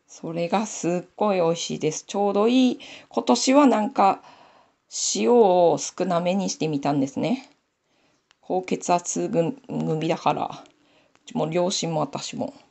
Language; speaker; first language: Japanese; native; Japanese